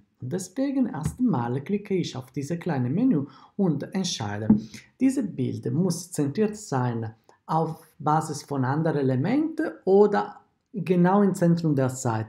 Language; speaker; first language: German; non-native, fluent; Italian